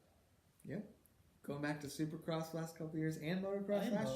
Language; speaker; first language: English; native; English